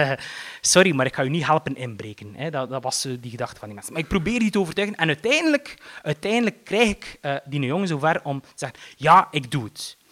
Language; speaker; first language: Dutch; native; Dutch